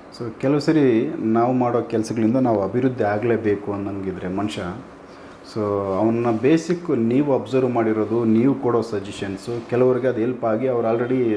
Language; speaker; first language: Kannada; native; Kannada